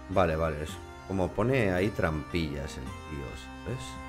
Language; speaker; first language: Spanish; native; Spanish